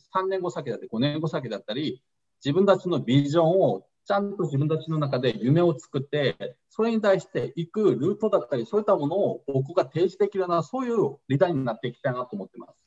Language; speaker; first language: Japanese; early bilingual, other home language; Korean